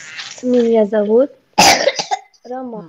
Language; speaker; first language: Russian; non-native, learner; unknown